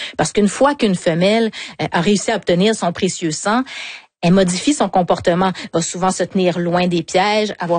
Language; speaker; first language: French; native; French